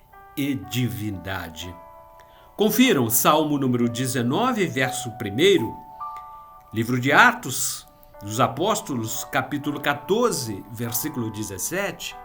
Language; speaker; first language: Portuguese; native; Portuguese